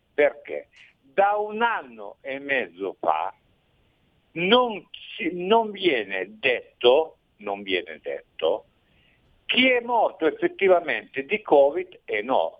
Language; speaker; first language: Italian; native; Italian